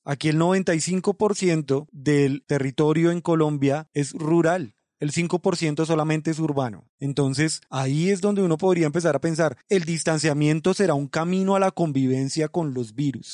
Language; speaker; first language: Spanish; native; Spanish